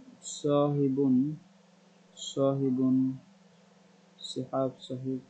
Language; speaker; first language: Arabic; non-native, learner; Bangla